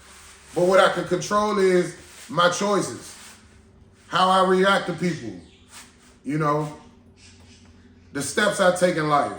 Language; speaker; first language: English; native; English